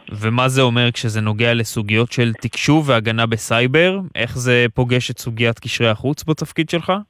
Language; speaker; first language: Hebrew; native; Hebrew